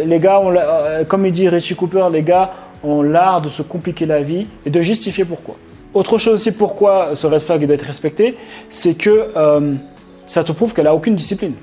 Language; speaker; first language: French; native; French